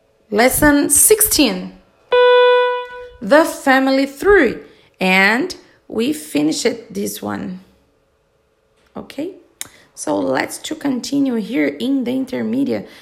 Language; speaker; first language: English; non-native, learner; Portuguese